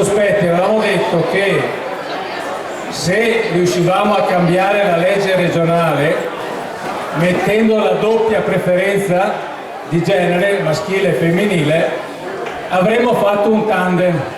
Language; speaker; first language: Italian; native; Italian